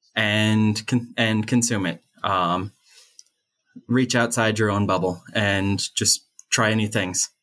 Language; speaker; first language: English; native; English